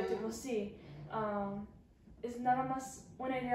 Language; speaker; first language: Spanish; early bilingual, heritage; Spanish